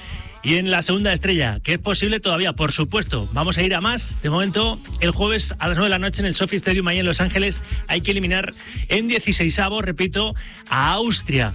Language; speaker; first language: Spanish; native; Spanish